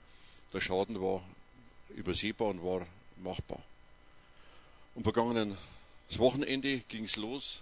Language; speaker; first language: German; native; German